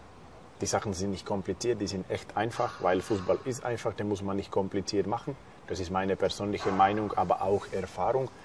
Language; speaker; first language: German; non-native, fluent; Slovak